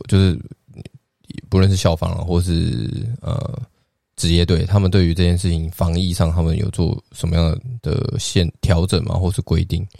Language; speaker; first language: Chinese; native; Chinese